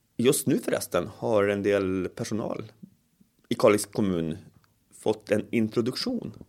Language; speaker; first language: Swedish; native; Swedish